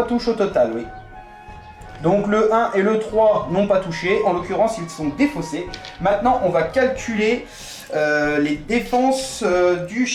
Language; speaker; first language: French; native; French